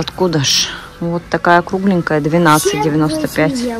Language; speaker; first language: Russian; native; Russian